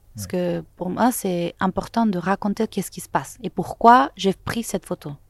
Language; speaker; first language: French; non-native, fluent; Spanish